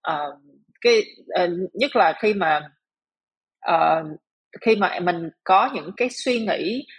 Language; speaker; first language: Vietnamese; native; Vietnamese